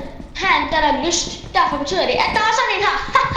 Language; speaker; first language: Danish; native; Danish